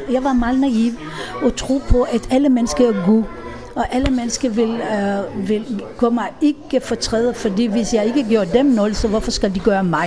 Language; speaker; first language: Danish; non-native, fluent; Hebrew